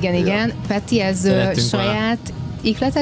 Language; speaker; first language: Hungarian; native; Hungarian